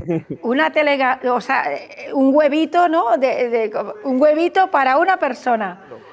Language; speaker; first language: Spanish; native; Spanish